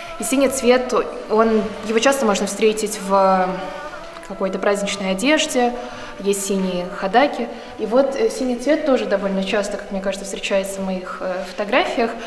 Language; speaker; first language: Russian; native; Russian